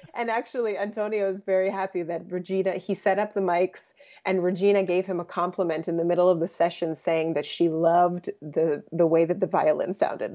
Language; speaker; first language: English; native; English